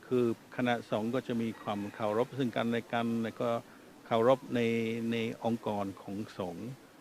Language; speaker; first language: Thai; non-native, fluent; English